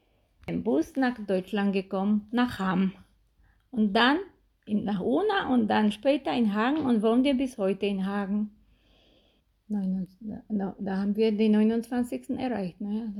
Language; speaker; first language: German; non-native, fluent; Polish